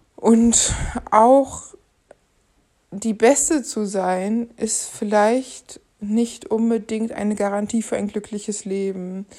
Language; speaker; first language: German; native; German